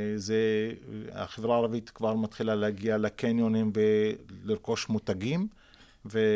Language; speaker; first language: Hebrew; non-native, local second language; Arabic